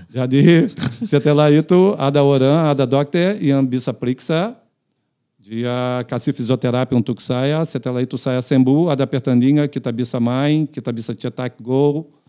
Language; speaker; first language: Indonesian; non-native, fluent; Portuguese